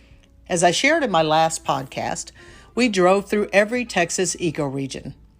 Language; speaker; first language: English; native; English